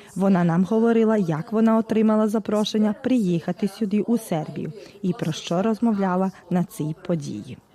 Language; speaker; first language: Ukrainian; early bilingual, heritage; Ukrainian